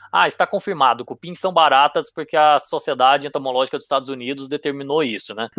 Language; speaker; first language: Portuguese; native; Portuguese